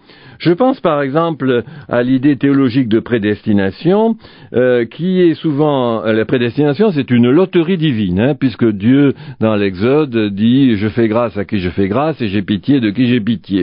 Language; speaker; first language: French; native; French